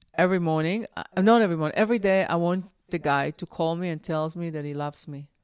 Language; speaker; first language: English; non-native, fluent; Hebrew